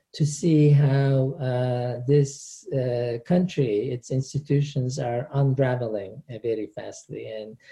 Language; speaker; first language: English; non-native, fluent; Turkish